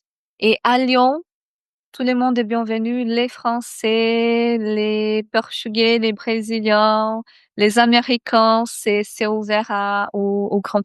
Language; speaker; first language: French; non-native, fluent; Portuguese